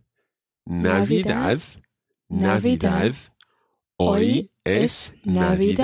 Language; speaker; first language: Spanish; non-native, fluent; English